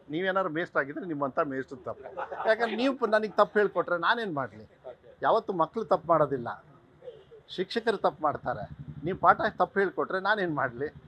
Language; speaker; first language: Kannada; native; Kannada